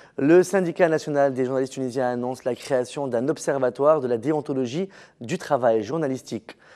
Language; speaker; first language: French; non-native, local second language; Arabic